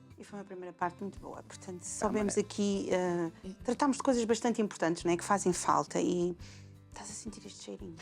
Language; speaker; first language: Portuguese; native; Portuguese